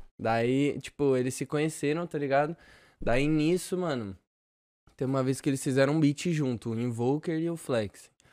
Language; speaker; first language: Portuguese; native; Portuguese